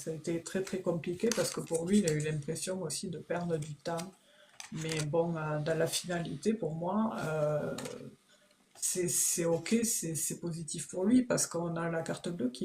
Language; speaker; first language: French; native; French